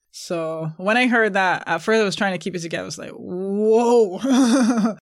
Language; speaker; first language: English; native; English